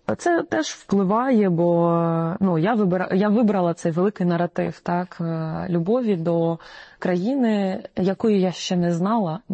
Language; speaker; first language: Ukrainian; non-native, local second language; Russian